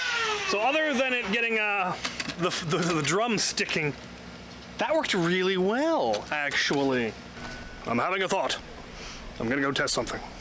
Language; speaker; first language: English; native; English